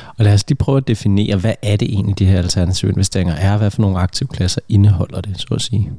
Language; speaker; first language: Danish; native; Danish